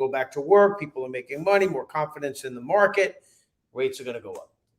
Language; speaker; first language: English; native; English